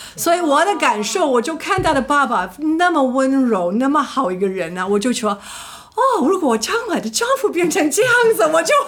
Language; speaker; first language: Chinese; non-native, fluent; English